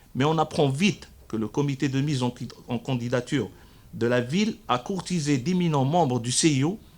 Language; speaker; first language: French; non-native, local second language; Arabic